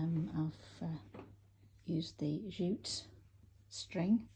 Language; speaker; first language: English; native; English